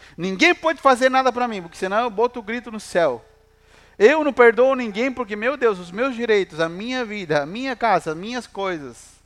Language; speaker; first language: Portuguese; non-native, fluent; Spanish